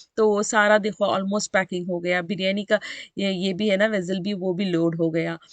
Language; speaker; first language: Hindi; non-native, local second language; Urdu